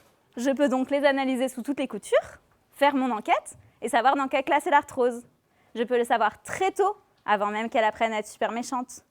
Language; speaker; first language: French; native; French